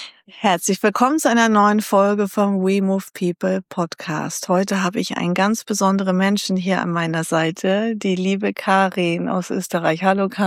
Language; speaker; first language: German; native; German